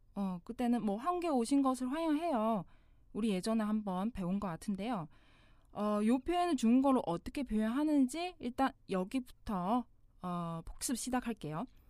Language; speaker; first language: Korean; non-native, fluent; Chinese